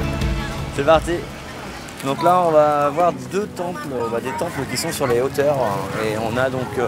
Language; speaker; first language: French; native; French